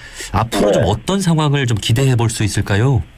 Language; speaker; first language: Korean; native; Korean